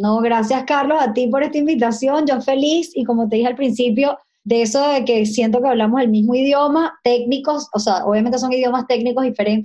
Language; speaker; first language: Spanish; native; Spanish